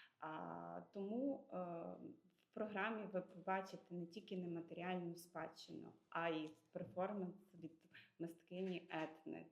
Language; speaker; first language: Ukrainian; native; Ukrainian